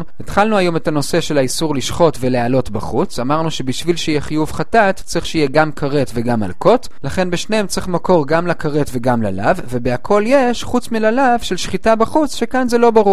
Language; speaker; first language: Hebrew; native; Hebrew